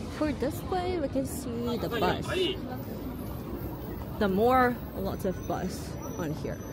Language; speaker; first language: English; non-native, learner; Korean